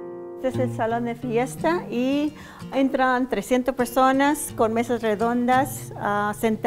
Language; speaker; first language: Spanish; non-native, fluent; English